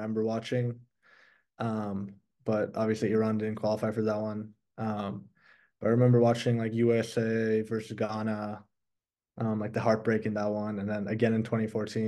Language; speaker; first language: English; early bilingual, other home language; Persian